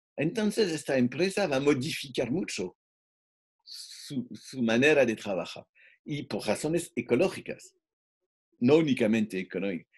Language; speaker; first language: Spanish; non-native, fluent; French